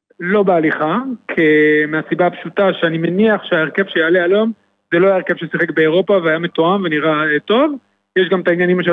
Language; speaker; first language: Hebrew; native; Hebrew